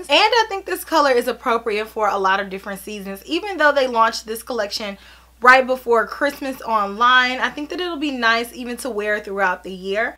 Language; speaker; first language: English; native; English